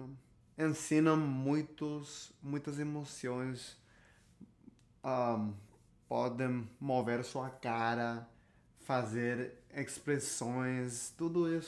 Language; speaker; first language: Portuguese; non-native, learner; Spanish